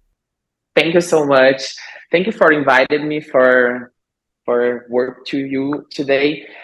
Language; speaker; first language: English; non-native, learner; Portuguese